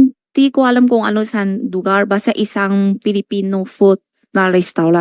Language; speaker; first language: Filipino; non-native, learner; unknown